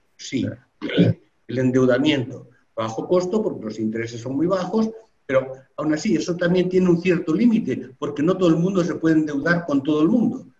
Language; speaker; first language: Spanish; native; Spanish